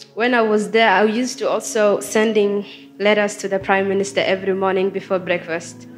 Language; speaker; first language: English; non-native, fluent; Somali